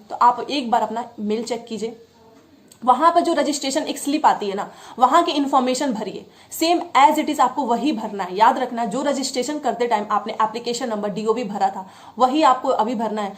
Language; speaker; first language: Hindi; native; Hindi